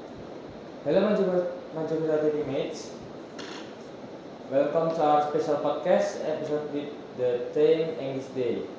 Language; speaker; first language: English; non-native, learner; Indonesian